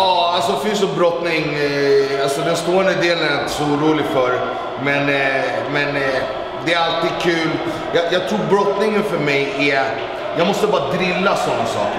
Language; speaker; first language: Swedish; native; Swedish